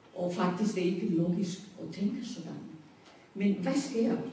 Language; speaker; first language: Danish; non-native, fluent; Spanish